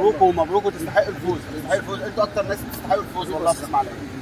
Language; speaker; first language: Arabic; native; Arabic